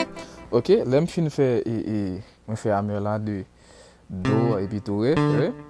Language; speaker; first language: French; non-native, learner; Haitian Creole